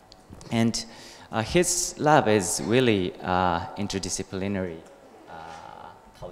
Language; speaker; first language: English; non-native, learner; Japanese